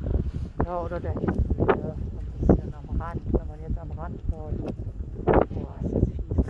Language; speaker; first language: German; native; German